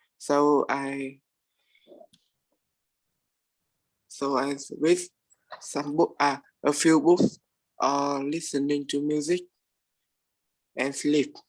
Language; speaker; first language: English; non-native, learner; Vietnamese